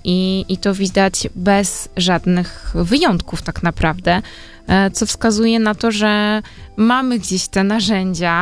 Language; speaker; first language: Polish; native; Polish